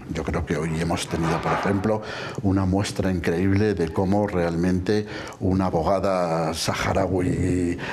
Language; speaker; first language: Spanish; native; Spanish